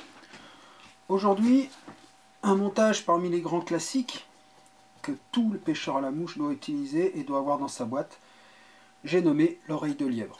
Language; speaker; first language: French; native; French